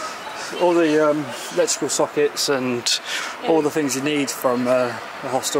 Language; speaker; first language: English; native; English